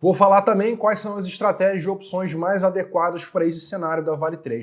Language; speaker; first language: Portuguese; native; Portuguese